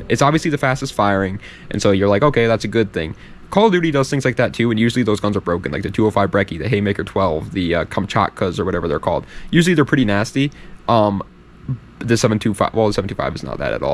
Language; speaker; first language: English; native; English